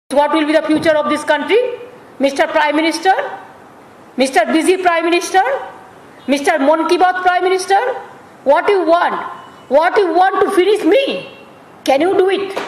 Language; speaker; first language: English; non-native, local second language; Bangla